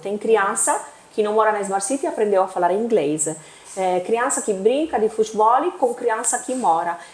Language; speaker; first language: Portuguese; non-native, fluent; Italian